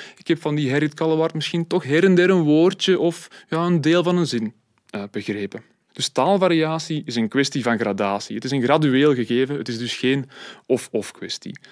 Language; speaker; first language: Dutch; native; Dutch